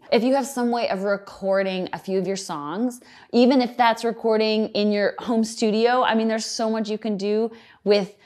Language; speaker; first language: English; native; English